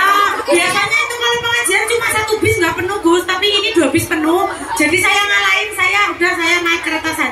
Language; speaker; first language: Indonesian; non-native, local second language; Javanese